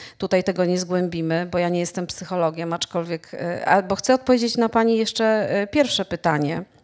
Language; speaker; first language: Polish; native; Polish